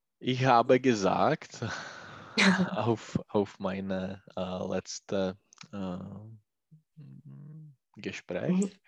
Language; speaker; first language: German; non-native, learner; Czech